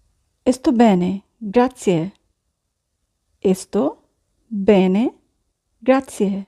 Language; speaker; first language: Italian; non-native, fluent; Bangla